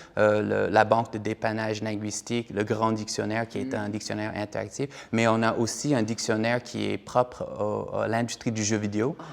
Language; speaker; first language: French; non-native, fluent; English